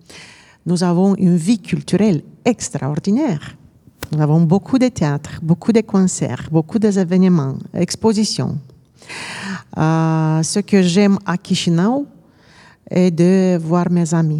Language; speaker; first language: French; non-native, fluent; Romanian